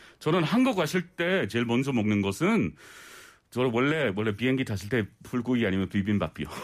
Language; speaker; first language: Korean; non-native, learner; English